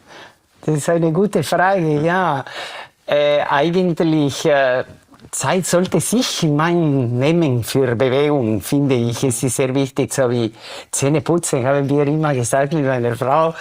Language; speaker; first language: German; non-native, fluent; Spanish